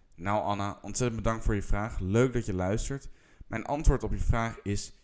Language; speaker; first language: English; non-native, fluent; Dutch